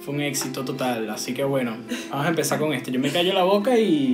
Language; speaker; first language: Spanish; native; Spanish